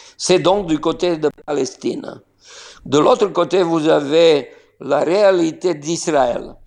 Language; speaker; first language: French; non-native, fluent; Slovenian